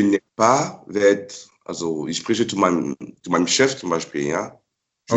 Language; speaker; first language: German; non-native, fluent; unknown